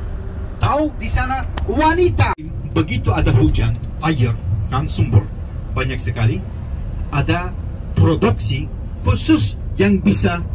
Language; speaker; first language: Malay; non-native, fluent; Turkish